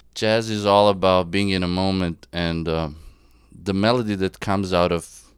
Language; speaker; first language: English; non-native, fluent; Serbian